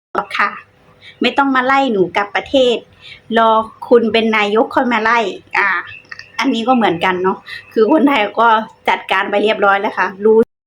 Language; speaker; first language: Thai; native; Thai